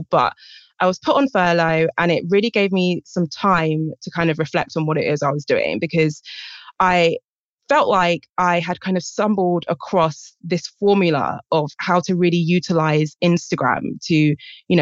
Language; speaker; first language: English; native; English